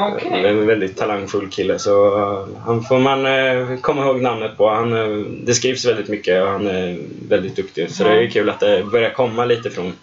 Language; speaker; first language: Swedish; native; Swedish